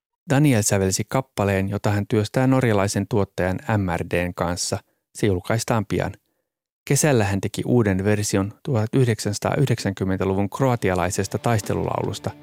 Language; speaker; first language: Finnish; native; Finnish